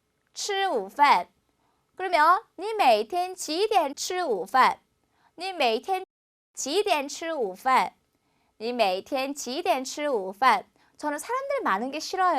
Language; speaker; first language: Chinese; non-native, fluent; Korean